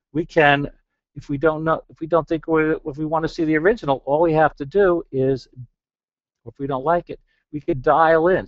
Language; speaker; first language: English; native; English